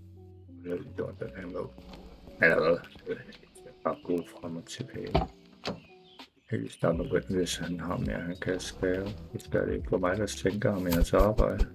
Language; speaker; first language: Danish; native; Danish